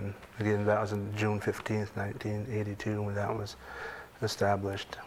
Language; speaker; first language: English; native; English